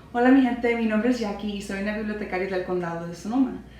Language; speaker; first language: Spanish; early bilingual, heritage; Spanish